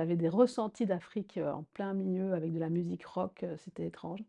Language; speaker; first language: French; early bilingual, other home language; Rundi